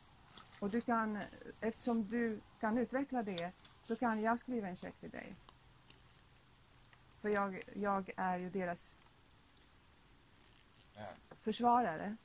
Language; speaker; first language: Swedish; non-native, fluent; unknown